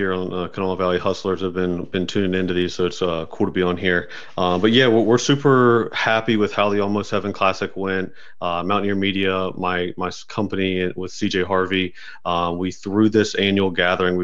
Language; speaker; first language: English; native; English